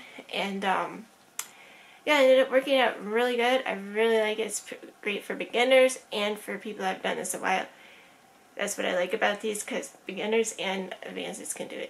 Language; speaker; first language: English; native; English